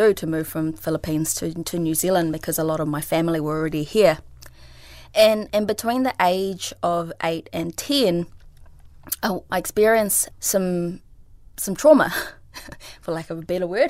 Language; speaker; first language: English; early bilingual, other home language; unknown